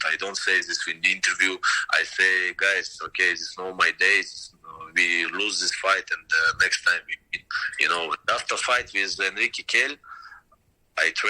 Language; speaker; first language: English; non-native, learner; Russian